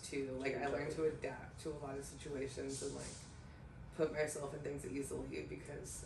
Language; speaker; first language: English; native; English